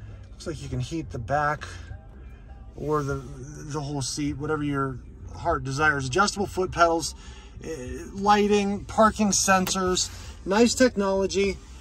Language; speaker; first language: English; native; English